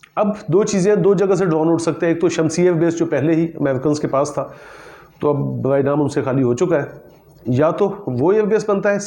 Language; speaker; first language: Urdu; non-native, local second language; Punjabi